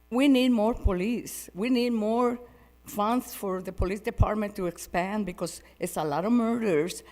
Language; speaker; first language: English; non-native, fluent; Spanish